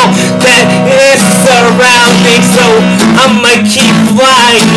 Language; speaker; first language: English; native; English